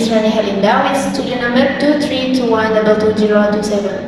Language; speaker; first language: English; non-native, learner; Indonesian